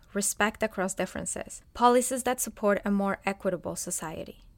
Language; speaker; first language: English; non-native, fluent; Spanish